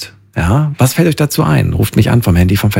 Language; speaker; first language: German; native; German